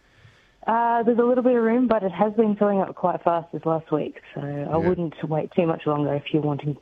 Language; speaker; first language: English; native; English